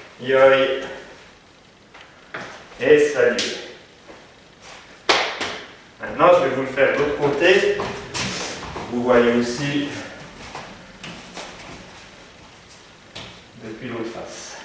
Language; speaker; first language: French; native; French